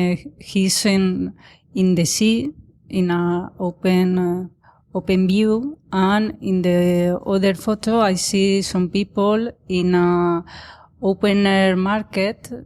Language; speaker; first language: English; non-native, learner; Spanish